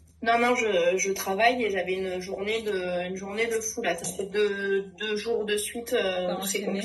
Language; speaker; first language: French; native; French